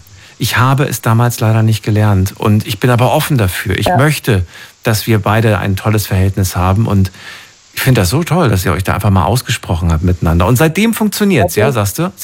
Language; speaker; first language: German; native; German